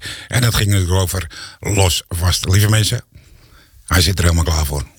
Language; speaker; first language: Dutch; native; Dutch